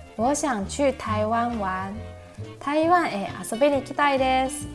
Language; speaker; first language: Japanese; non-native, fluent; Chinese